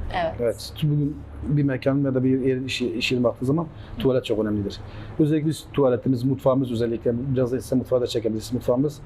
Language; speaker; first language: Turkish; native; Turkish